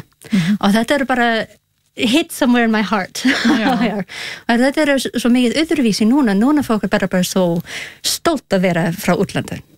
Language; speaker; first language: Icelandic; non-native, learner; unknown